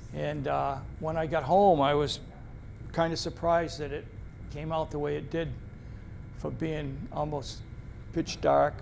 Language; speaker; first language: English; native; English